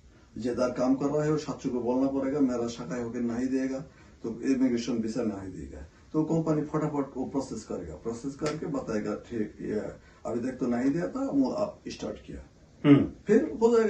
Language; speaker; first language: Hindi; non-native, local second language; Bangla